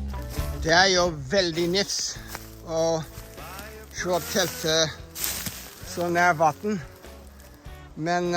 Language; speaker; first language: Norwegian; non-native, fluent; English